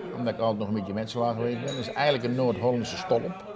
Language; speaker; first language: Dutch; native; Dutch